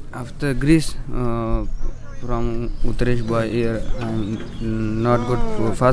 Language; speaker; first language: English; non-native, learner; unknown